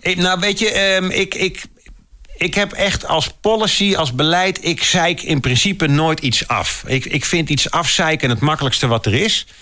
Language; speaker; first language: Dutch; native; Dutch